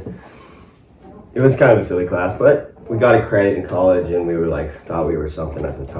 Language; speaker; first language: English; native; English